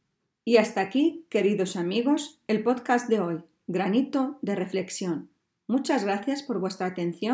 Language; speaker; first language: Spanish; native; Spanish